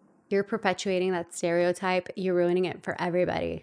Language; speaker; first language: English; early bilingual, other home language; Spanish